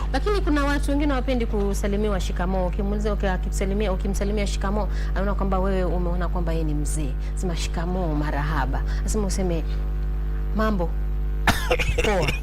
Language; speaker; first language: Swahili; non-native, local second language; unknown